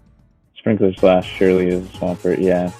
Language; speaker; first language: English; native; English